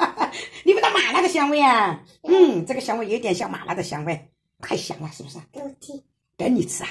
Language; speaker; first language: Chinese; native; Chinese